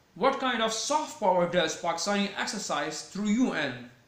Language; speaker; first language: English; non-native, local second language; Urdu